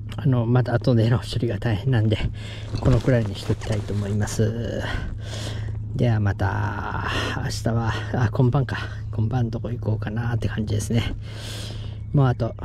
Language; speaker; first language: Japanese; native; Japanese